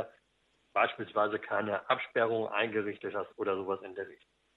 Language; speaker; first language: German; native; German